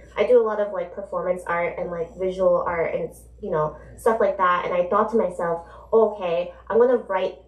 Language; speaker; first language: English; native; English